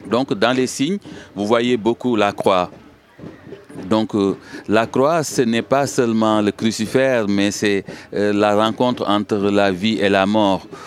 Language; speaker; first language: French; non-native, local second language; Wolof